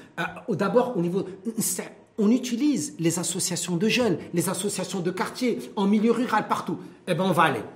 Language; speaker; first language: French; non-native, local second language; Arabic